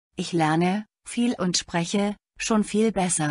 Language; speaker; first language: German; non-native, learner; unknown